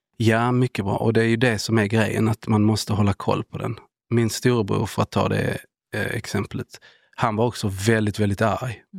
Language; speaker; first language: Swedish; early bilingual, other home language; Spanish